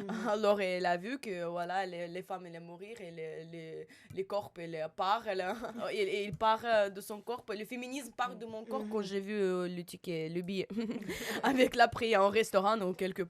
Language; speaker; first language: French; non-native, learner; Russian